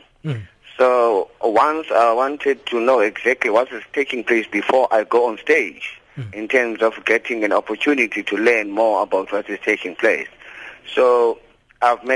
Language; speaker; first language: English; non-native, local second language; Xhosa